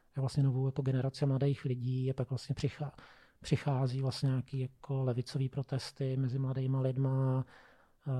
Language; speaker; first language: Czech; native; Czech